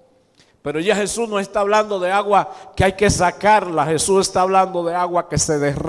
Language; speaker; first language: Spanish; native; Spanish